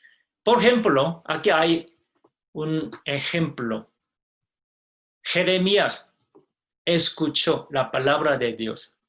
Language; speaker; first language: Spanish; non-native, fluent; Korean